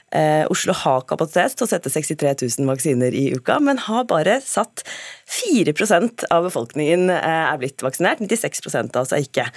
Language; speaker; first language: Norwegian; native; Norwegian